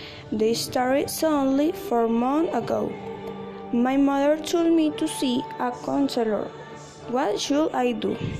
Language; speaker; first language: English; non-native, learner; Spanish